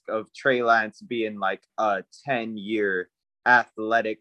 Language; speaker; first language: English; native; English